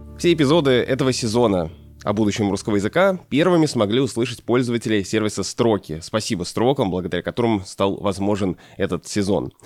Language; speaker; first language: Russian; native; Russian